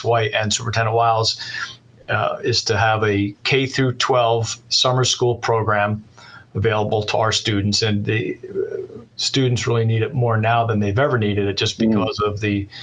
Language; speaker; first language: English; native; English